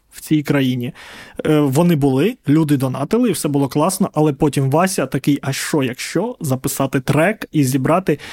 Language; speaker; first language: Ukrainian; non-native, local second language; Russian